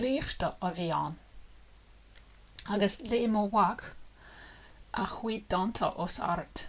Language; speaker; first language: Irish; non-native, learner; English